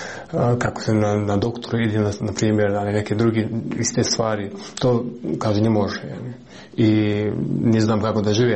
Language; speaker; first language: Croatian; non-native, learner; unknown